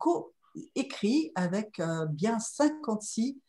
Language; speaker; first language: French; native; French